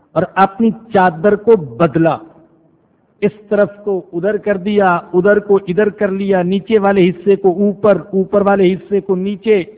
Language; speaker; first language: Urdu; non-native, local second language; Punjabi